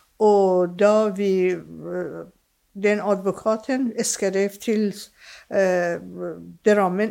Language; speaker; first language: Norwegian; non-native, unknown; Persian